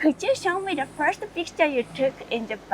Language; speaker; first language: English; non-native, learner; Japanese